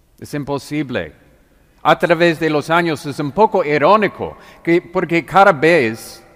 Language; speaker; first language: Spanish; non-native, fluent; English